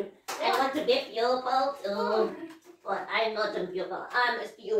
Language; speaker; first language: English; non-native, learner; Russian